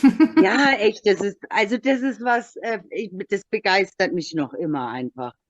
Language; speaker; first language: German; native; German